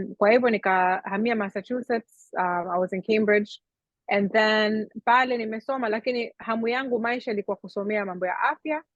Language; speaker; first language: Swahili; native; Swahili